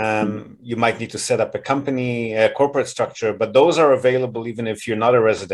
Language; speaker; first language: English; native; English